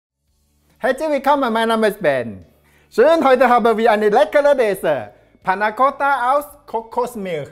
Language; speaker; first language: German; non-native, learner; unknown